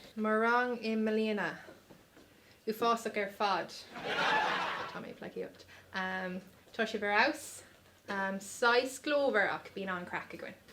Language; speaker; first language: Irish; non-native, local second language; English